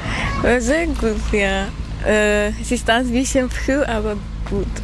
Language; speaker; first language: German; non-native, learner; Armenian